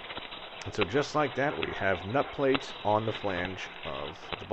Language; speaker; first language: English; native; English